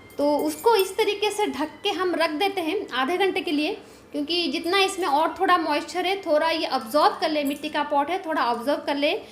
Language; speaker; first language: Hindi; non-native, local second language; Bangla